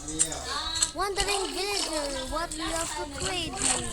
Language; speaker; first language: English; non-native, local second language; Filipino